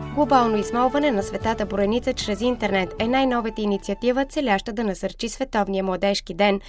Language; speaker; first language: Bulgarian; native; Bulgarian